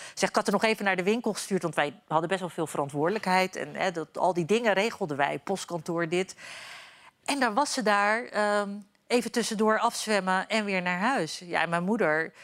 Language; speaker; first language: Dutch; early bilingual, other home language; Turkish